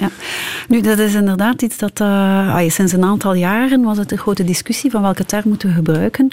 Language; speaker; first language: Dutch; native; Dutch